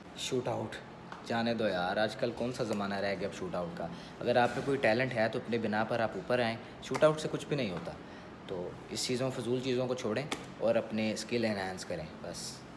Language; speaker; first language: Urdu; native; Urdu